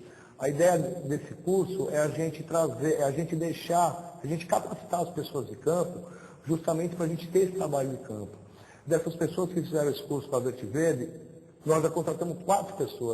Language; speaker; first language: Portuguese; native; Portuguese